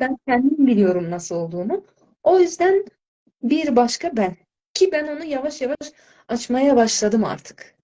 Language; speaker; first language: Turkish; non-native, fluent; Azerbaijani